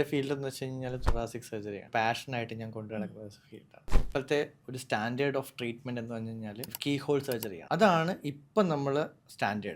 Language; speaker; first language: Malayalam; native; Malayalam